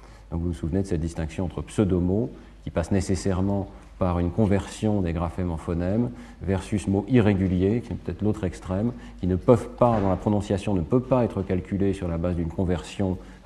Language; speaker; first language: French; native; French